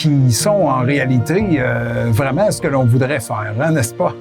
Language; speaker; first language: French; native; French